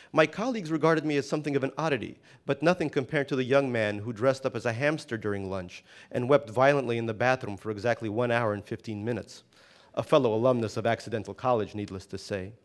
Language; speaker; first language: English; non-native, fluent; Russian